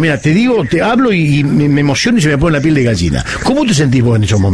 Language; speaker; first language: Spanish; native; Spanish